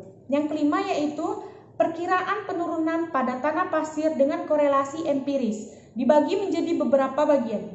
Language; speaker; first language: Indonesian; native; Indonesian